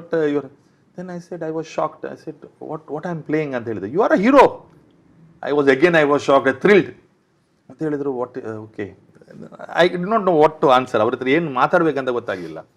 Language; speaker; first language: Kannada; non-native, local second language; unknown